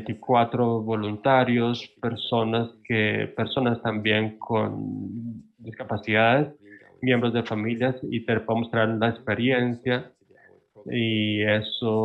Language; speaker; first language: Spanish; non-native, fluent; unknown